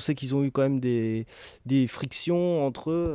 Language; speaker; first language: French; native; French